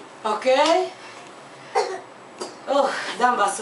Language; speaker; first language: Swedish; non-native, learner; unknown